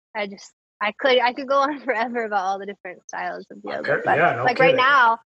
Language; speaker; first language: English; native; English